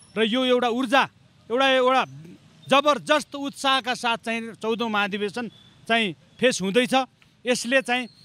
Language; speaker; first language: Nepali; native; Nepali